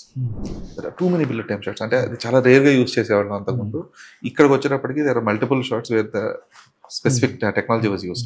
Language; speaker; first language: Telugu; native; Telugu